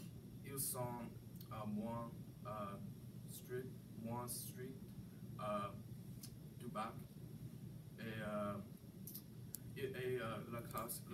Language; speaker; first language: French; non-native, learner; English